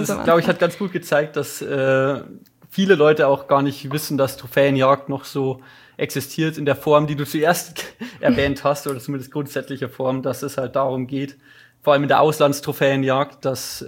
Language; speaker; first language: German; native; German